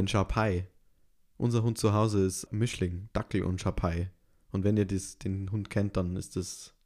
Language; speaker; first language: German; native; German